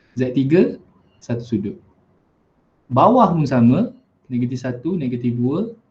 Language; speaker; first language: Malay; native; Malay